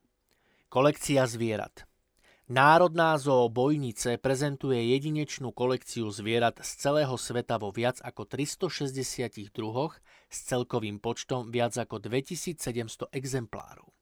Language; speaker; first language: Slovak; native; Slovak